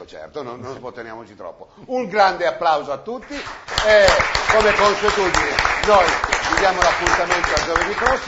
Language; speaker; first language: Italian; native; Italian